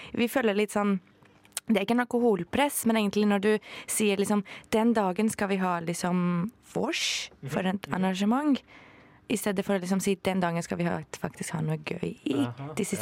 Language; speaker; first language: Norwegian; non-native, fluent; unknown